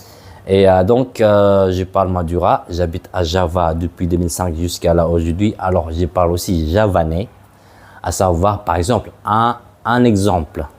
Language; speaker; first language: French; non-native, fluent; Madurese